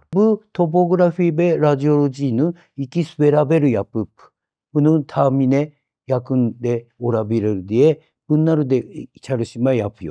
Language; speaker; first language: Turkish; non-native, fluent; Japanese